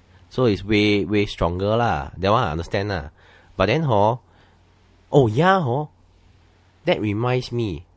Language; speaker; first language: English; non-native, local second language; Chinese